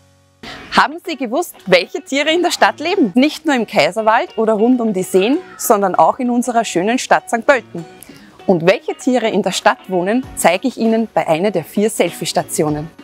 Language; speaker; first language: German; native; German